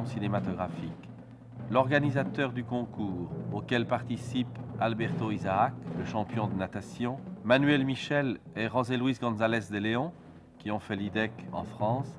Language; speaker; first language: French; native; French